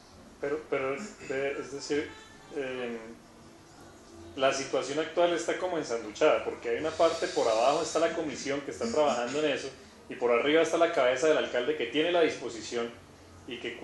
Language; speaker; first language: Spanish; native; Spanish